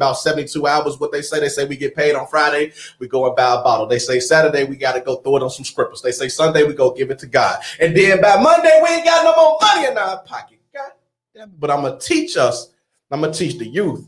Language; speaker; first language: English; native; English